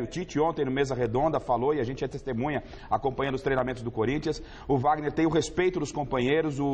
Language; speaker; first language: Portuguese; native; Portuguese